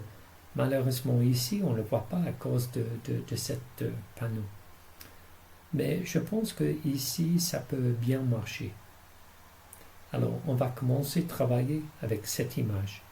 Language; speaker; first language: French; non-native, fluent; English